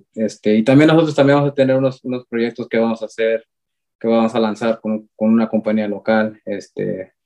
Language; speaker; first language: Spanish; early bilingual, heritage; Spanish